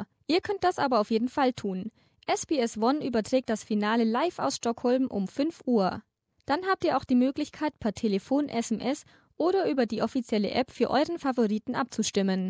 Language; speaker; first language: German; native; German